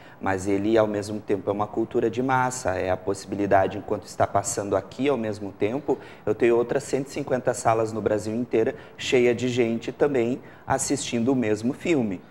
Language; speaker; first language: Portuguese; native; Portuguese